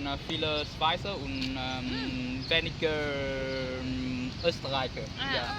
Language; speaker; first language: German; non-native, learner; Vietnamese